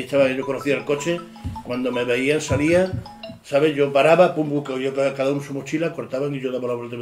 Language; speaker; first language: Spanish; native; Spanish